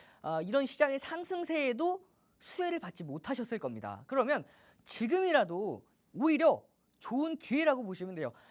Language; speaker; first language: Korean; native; Korean